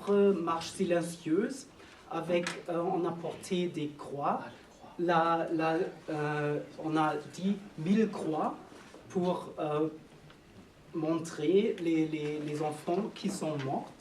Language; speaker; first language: French; non-native, learner; German